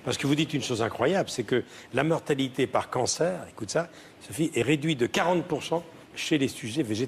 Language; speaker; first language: French; native; French